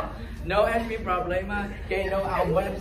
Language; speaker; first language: Spanish; non-native, learner; English